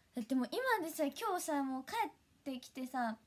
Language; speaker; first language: Japanese; native; Japanese